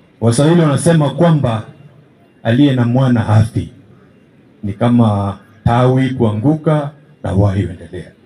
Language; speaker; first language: Swahili; non-native, local second language; Gusii